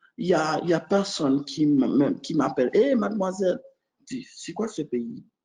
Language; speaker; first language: French; non-native, local second language; Haitian Creole